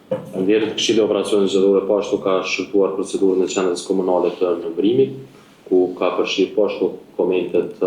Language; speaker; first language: Albanian; native; Albanian